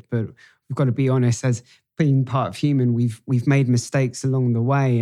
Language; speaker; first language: English; native; English